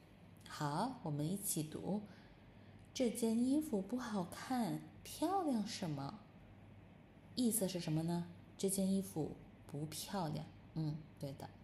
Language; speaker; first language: Chinese; non-native, fluent; Indonesian